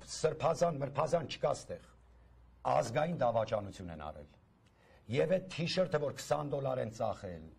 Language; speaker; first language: Armenian; early bilingual, heritage; Armenian